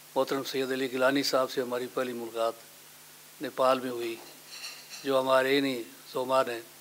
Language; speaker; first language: Urdu; non-native, local second language; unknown